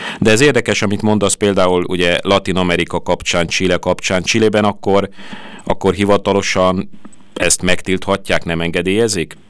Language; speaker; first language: Hungarian; native; Hungarian